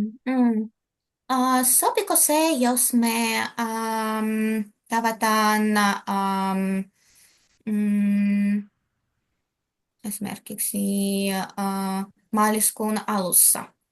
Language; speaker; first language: Finnish; non-native, learner; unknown